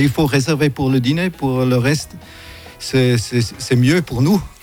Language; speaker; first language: French; non-native, fluent; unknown